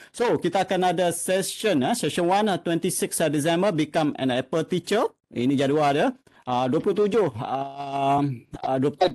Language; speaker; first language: Malay; native; Malay